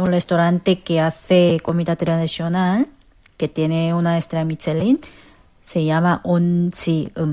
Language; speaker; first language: Spanish; non-native, learner; Korean